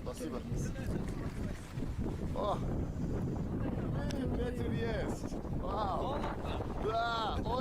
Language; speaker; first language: Russian; non-native, learner; English